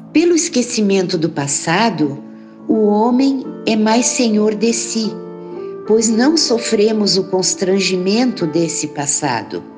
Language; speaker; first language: Portuguese; native; Portuguese